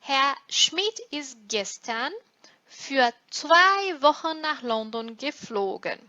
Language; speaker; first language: German; non-native, fluent; Portuguese